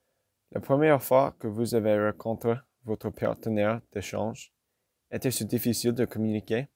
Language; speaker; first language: French; non-native, learner; English